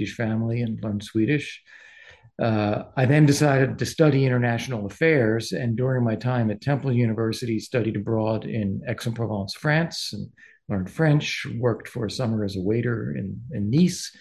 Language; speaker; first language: English; native; English